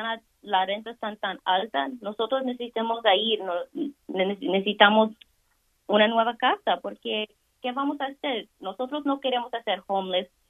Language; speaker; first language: Spanish; early bilingual, heritage; Spanish